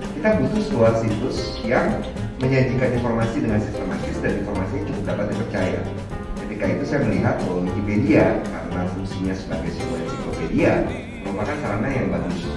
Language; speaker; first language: Indonesian; non-native, local second language; Minangkabau